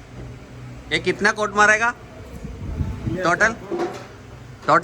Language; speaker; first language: Hindi; non-native, local second language; Malayalam